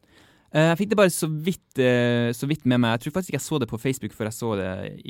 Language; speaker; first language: Norwegian; native; Norwegian